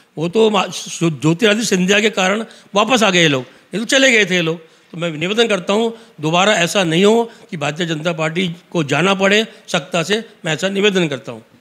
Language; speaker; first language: Hindi; native; Hindi